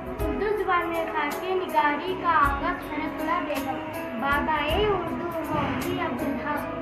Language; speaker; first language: Urdu; native; Urdu